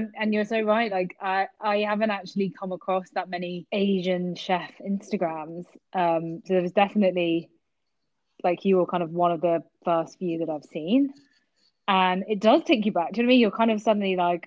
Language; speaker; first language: English; native; English